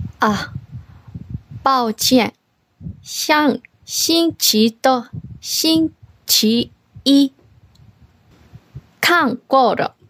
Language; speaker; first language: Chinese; non-native, learner; Korean